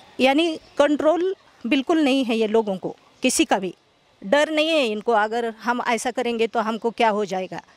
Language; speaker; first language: Hindi; non-native, local second language; Marathi